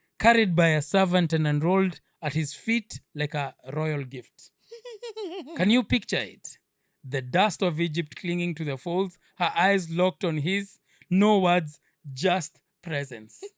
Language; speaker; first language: English; non-native, local second language; Swahili